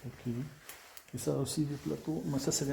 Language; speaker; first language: French; non-native, learner; Russian